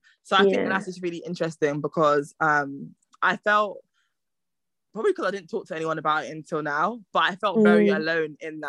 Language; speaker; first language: English; native; English